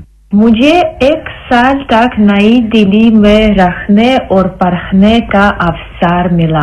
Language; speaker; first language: Hindi; non-native, fluent; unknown